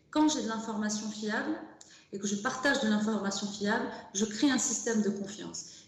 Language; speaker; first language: French; non-native, local second language; Arabic